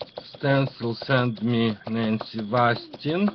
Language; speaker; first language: English; non-native, learner; Ukrainian